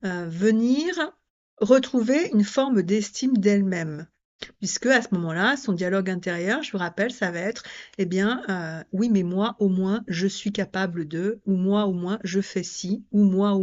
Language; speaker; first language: French; native; French